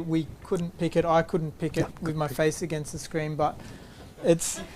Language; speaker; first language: English; native; English